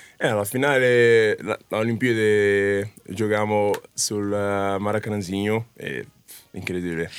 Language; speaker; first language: Italian; non-native, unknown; Portuguese